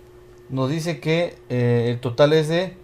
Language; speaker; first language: Spanish; native; Spanish